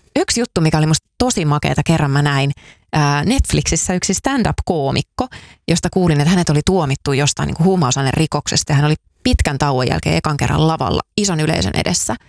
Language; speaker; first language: Finnish; native; Finnish